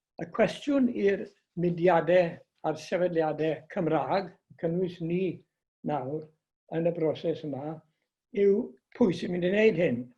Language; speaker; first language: Welsh; native; Welsh